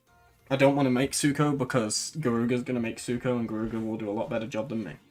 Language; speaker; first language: English; native; English